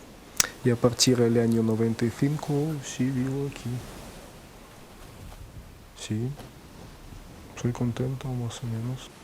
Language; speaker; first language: Galician; non-native, learner; Russian